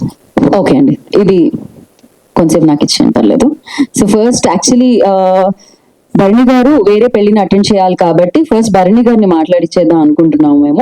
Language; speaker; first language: Telugu; native; Telugu